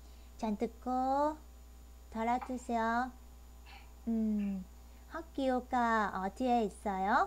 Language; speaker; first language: Korean; non-native, fluent; Vietnamese